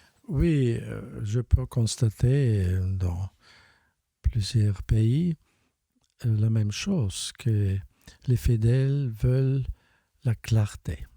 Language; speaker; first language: French; non-native, fluent; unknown